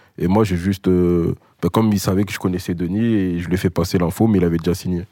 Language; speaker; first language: French; early bilingual, other home language; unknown